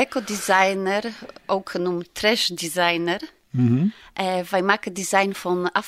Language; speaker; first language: Dutch; non-native, learner; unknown